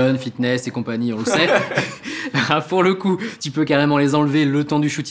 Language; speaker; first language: French; native; French